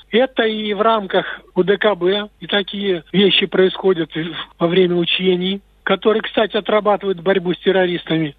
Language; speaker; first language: Russian; native; Russian